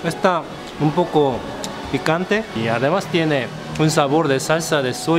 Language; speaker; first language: Spanish; non-native, fluent; Korean